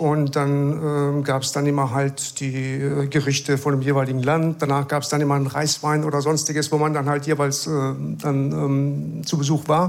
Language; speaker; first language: German; early bilingual, other home language; Persian